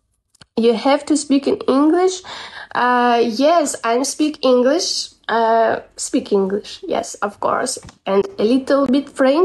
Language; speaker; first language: English; non-native, learner; Russian